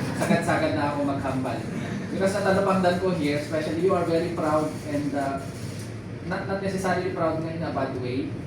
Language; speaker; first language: Filipino; non-native, local second language; Iloko